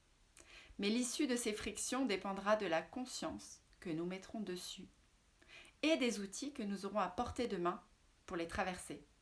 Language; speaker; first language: French; native; French